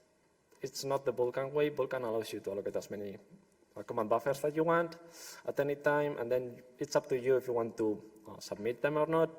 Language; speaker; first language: English; non-native, fluent; Spanish